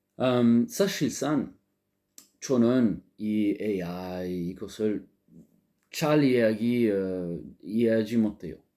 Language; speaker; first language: Korean; non-native, learner; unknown